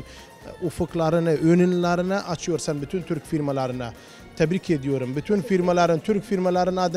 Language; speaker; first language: Turkish; non-native, fluent; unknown